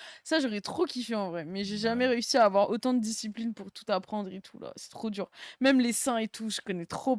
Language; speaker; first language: French; native; French